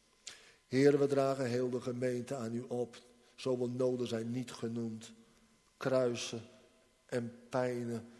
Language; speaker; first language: Dutch; native; Dutch